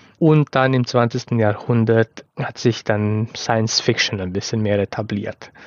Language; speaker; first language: German; non-native, fluent; Romanian